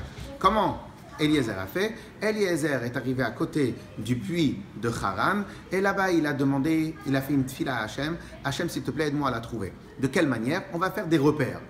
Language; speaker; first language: French; native; French